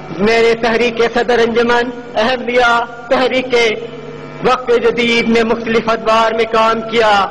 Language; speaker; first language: Urdu; native; Urdu